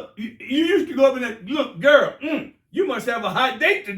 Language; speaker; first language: English; native; English